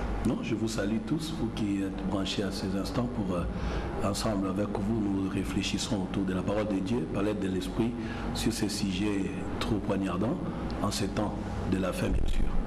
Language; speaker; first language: French; non-native, local second language; Lingala